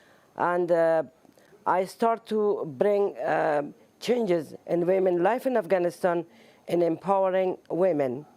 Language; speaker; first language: English; non-native, learner; Persian